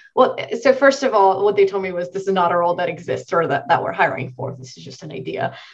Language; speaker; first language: English; non-native, local second language; Marathi